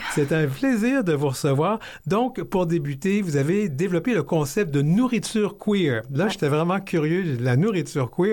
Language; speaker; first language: French; native; French